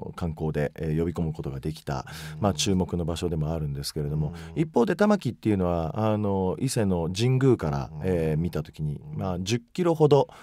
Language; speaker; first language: Japanese; native; Japanese